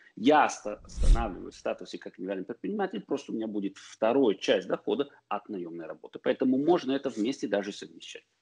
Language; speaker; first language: Russian; early bilingual, heritage; Russian